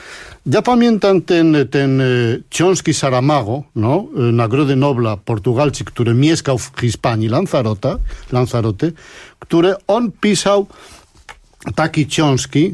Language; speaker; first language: Polish; non-native, fluent; Spanish